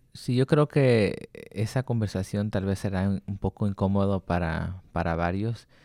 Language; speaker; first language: Spanish; early bilingual, heritage; Spanish